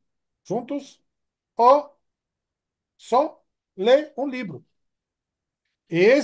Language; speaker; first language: Portuguese; non-native, fluent; French